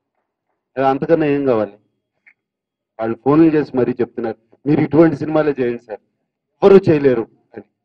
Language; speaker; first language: Telugu; native; Telugu